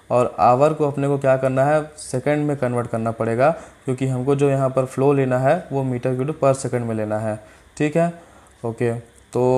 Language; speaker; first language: Hindi; native; Hindi